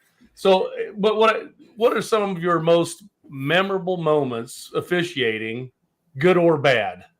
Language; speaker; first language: English; native; English